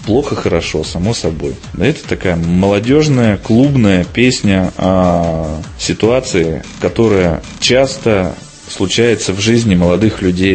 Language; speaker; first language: Russian; native; Russian